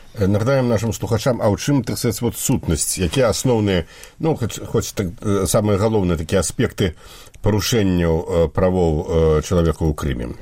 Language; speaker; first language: Belarusian; native; Belarusian